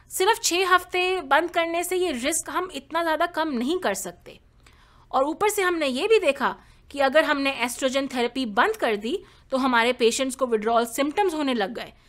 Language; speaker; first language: Hindi; native; Hindi